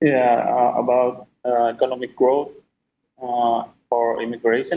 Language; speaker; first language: English; non-native, fluent; Indonesian